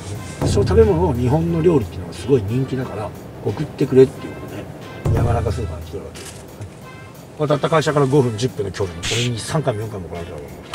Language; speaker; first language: Japanese; native; Japanese